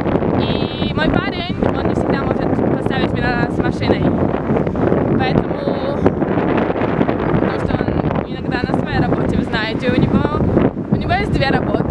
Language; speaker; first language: Russian; early bilingual, heritage; Russian